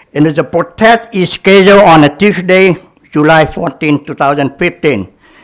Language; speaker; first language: English; non-native, learner; Vietnamese